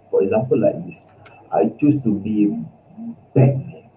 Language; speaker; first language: English; non-native, local second language; Malay